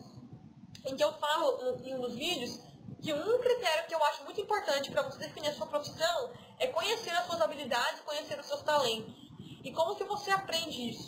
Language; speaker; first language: Portuguese; native; Portuguese